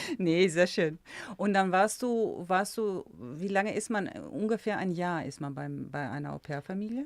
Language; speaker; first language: German; non-native, fluent; Greek